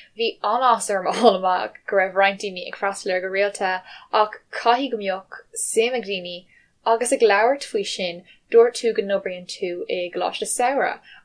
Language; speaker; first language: Irish; non-native, local second language; English